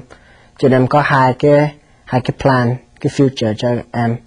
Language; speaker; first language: Vietnamese; early bilingual, heritage; Vietnamese